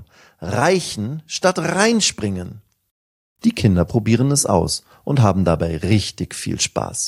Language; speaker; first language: German; native; German